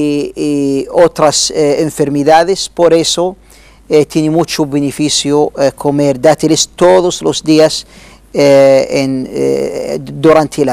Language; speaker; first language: Spanish; non-native, learner; Arabic